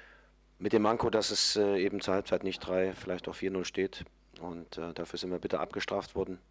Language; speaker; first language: German; native; German